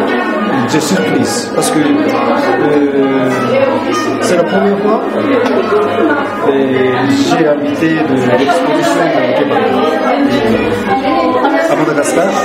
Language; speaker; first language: French; non-native, learner; Japanese